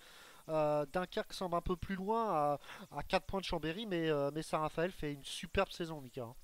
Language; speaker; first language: French; native; French